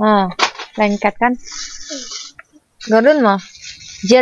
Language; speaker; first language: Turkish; non-native, learner; Indonesian